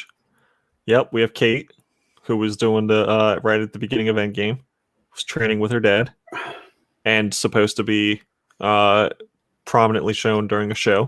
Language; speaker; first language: English; native; English